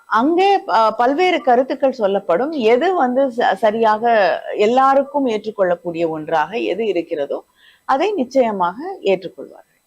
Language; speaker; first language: Tamil; native; Tamil